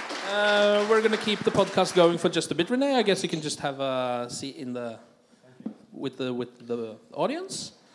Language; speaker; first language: English; non-native, fluent; Norwegian